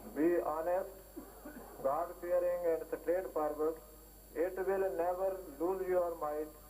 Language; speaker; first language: English; non-native, local second language; Urdu